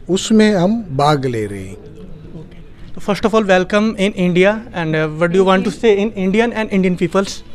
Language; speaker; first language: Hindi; native; Hindi